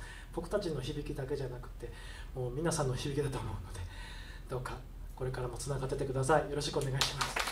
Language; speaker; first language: Japanese; native; Japanese